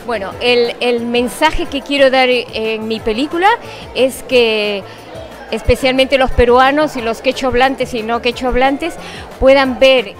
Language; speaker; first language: Spanish; non-native, fluent; Quechua